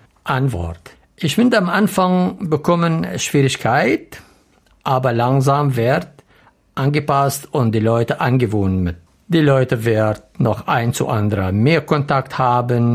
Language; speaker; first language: German; non-native, learner; Arabic